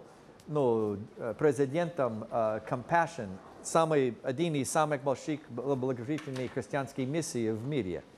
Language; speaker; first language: Russian; non-native, fluent; English